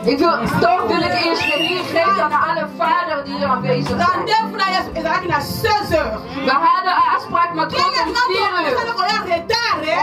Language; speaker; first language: Dutch; non-native, fluent; Lingala